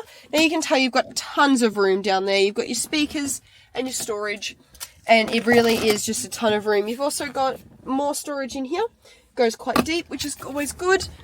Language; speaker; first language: English; native; English